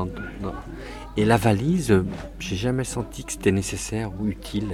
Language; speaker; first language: French; early bilingual, other home language; Arabic